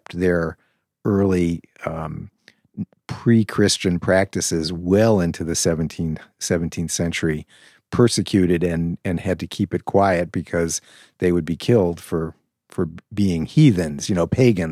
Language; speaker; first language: English; native; English